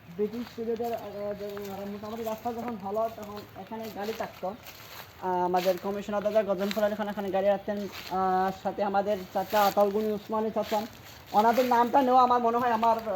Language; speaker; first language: Bangla; non-native, local second language; Sylheti